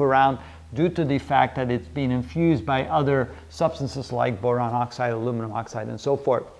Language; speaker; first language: English; non-native, fluent; Dutch